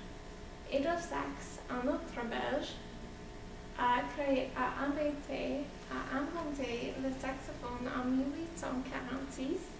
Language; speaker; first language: French; non-native, learner; English